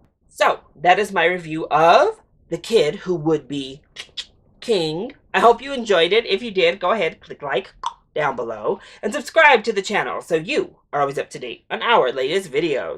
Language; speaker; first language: English; native; English